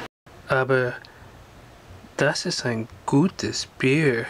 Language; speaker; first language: German; non-native, learner; Russian